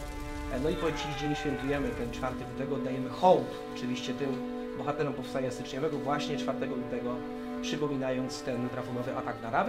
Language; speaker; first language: Polish; native; Polish